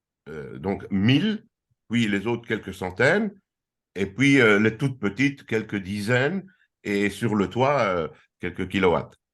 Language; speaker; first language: French; native; French